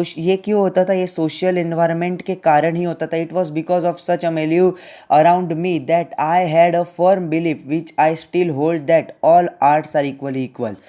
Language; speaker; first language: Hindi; non-native, local second language; Marathi